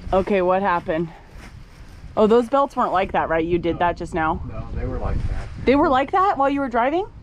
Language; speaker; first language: English; native; English